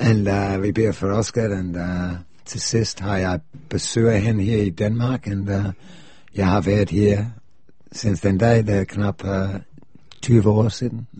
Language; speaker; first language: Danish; non-native, fluent; English